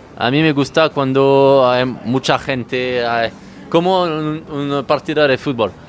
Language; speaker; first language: Spanish; non-native, learner; French